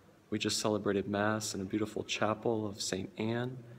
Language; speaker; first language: English; native; English